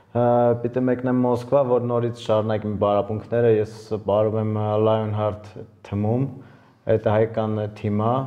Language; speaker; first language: Armenian; early bilingual, heritage; Armenian